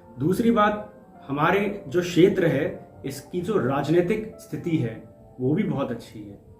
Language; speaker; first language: Hindi; native; Hindi